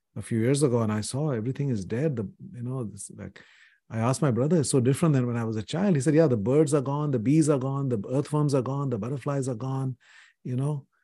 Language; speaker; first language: English; non-native, local second language; Hindi